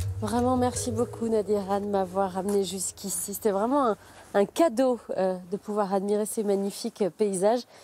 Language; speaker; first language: French; native; French